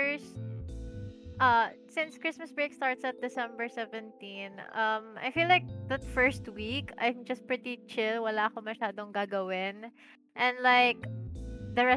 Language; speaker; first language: English; non-native, local second language; Filipino